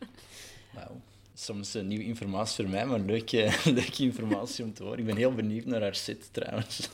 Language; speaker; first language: Dutch; native; Dutch